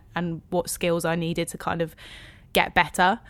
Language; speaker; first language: English; native; English